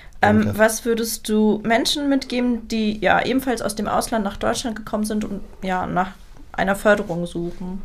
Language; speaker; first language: German; native; German